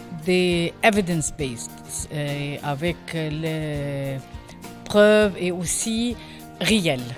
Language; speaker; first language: French; non-native, learner; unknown